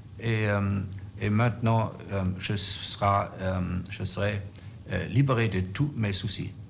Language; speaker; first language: French; non-native, fluent; German